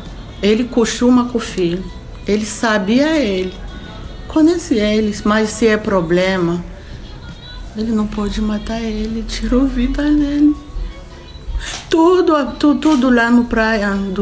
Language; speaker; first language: Portuguese; non-native, learner; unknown